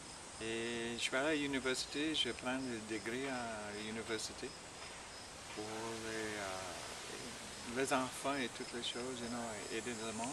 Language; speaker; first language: French; non-native, learner; English